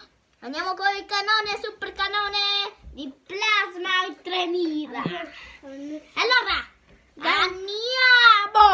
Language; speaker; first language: Italian; early bilingual, heritage; Italian